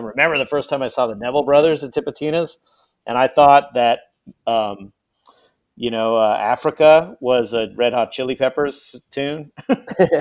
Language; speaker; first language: English; native; English